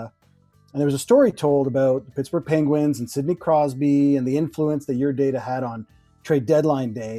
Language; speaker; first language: English; native; English